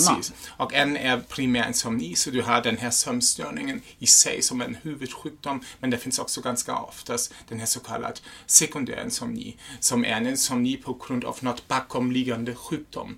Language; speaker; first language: Swedish; non-native, fluent; German